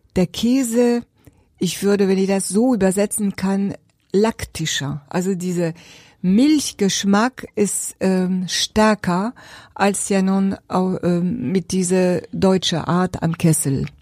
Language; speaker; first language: German; non-native, fluent; French